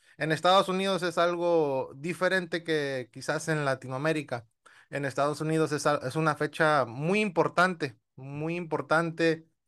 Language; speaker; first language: Spanish; early bilingual, heritage; Spanish